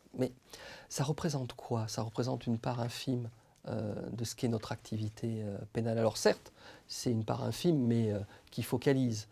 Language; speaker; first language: French; native; French